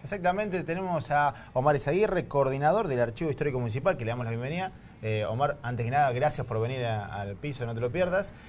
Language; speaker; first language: Spanish; native; Spanish